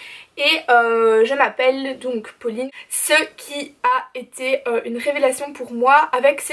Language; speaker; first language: French; native; French